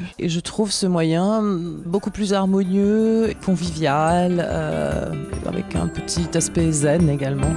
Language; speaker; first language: French; native; French